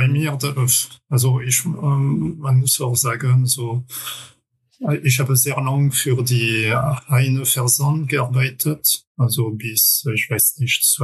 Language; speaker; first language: German; non-native, fluent; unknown